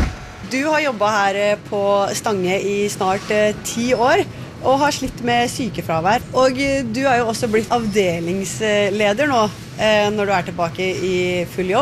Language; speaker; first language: Norwegian; native; Norwegian